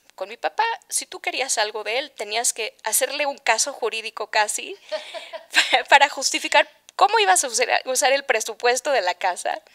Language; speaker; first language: Spanish; native; Spanish